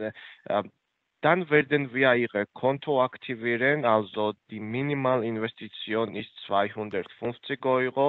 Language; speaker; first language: German; non-native, fluent; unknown